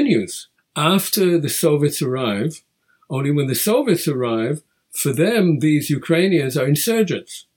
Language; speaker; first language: English; non-native, fluent; Hebrew